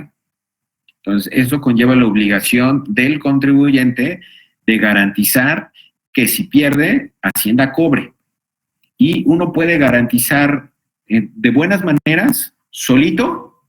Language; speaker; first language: Spanish; native; Spanish